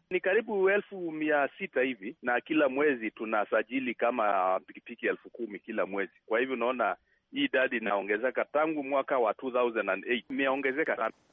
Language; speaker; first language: Swahili; non-native, local second language; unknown